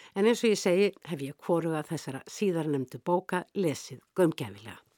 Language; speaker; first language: Icelandic; native; Icelandic